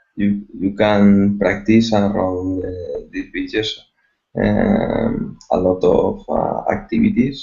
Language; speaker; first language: English; non-native, learner; Spanish